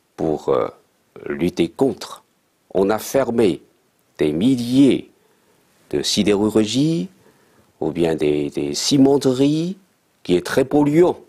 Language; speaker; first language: French; non-native, fluent; Chinese